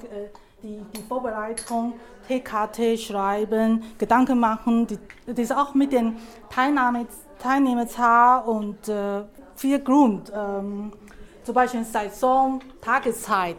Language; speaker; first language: German; non-native, learner; Chinese